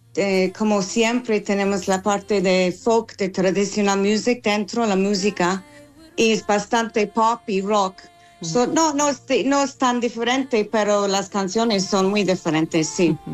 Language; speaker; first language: Spanish; non-native, fluent; English